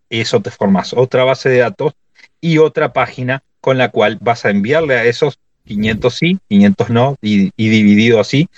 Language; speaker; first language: Spanish; native; Spanish